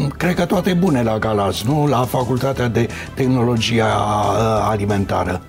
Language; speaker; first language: Romanian; native; Romanian